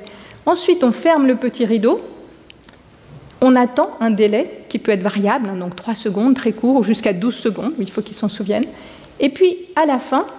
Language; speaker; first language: French; native; French